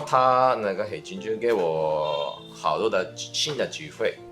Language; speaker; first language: Chinese; non-native, learner; Japanese